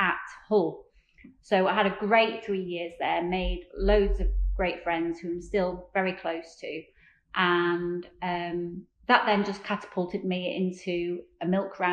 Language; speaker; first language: English; native; English